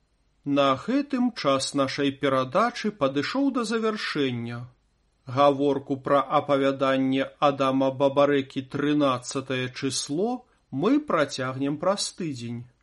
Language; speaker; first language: Belarusian; native; Belarusian